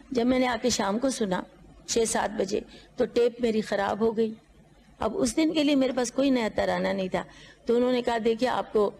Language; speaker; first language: Urdu; non-native, local second language; Punjabi